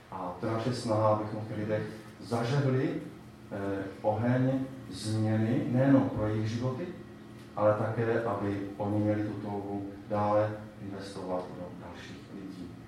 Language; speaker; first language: Czech; native; Czech